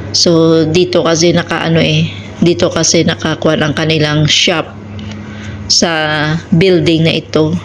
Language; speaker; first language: Filipino; native; Filipino